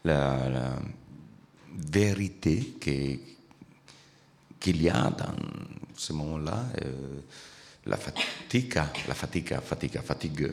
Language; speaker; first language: French; non-native, learner; Italian